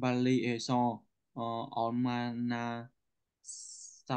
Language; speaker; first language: Korean; non-native, learner; Vietnamese